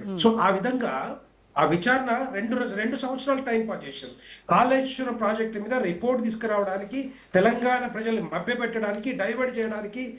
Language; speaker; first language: Telugu; native; Telugu